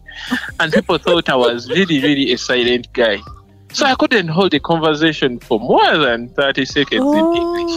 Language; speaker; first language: English; non-native, local second language; Ganda